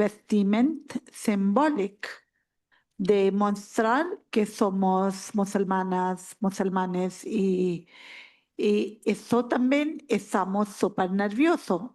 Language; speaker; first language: Spanish; non-native, learner; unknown